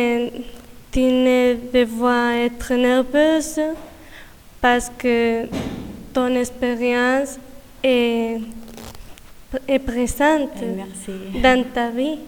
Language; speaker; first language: French; non-native, learner; Spanish